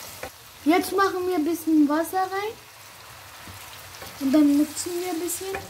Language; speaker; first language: German; early bilingual, other home language; Urdu